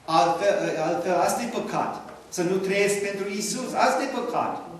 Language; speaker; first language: Romanian; non-native, learner; English